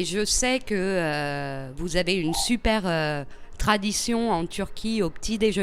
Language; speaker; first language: French; native; French